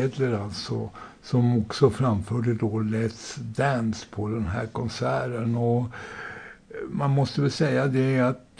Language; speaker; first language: Swedish; native; Swedish